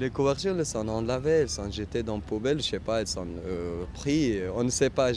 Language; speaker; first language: French; non-native, learner; Persian